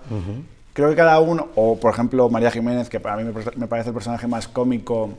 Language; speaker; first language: Spanish; native; Spanish